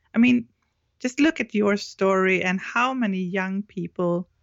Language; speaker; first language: English; non-native, fluent; Swedish